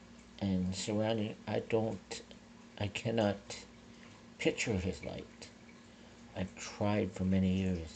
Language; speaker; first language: English; native; English